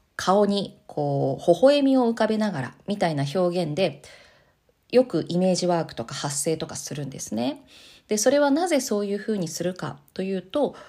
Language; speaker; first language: Japanese; native; Japanese